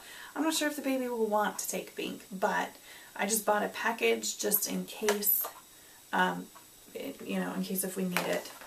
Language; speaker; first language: English; native; English